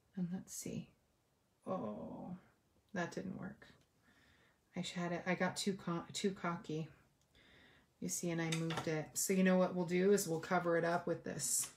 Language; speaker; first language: English; native; English